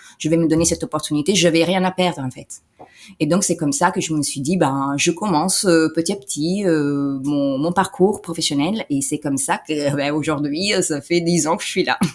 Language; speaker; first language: French; non-native, fluent; Italian